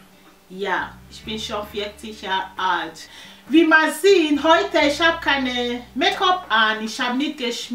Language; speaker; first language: German; non-native, learner; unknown